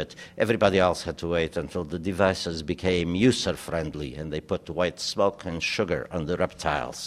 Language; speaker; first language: English; non-native, fluent; German